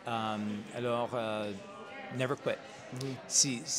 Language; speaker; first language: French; non-native, learner; English